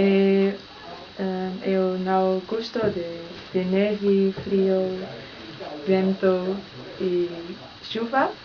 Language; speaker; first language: Portuguese; non-native, learner; Dutch